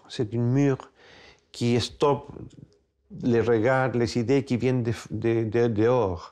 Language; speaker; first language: French; non-native, fluent; Spanish